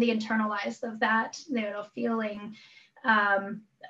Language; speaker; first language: English; native; English